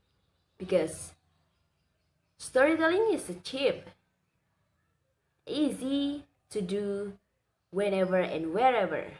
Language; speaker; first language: English; non-native, learner; Indonesian